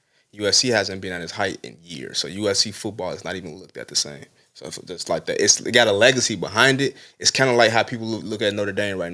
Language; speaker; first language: English; native; English